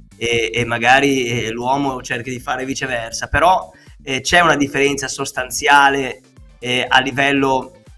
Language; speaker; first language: Italian; native; Italian